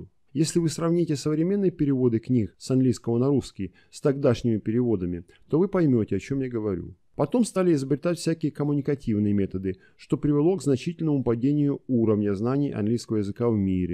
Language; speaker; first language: Russian; native; Russian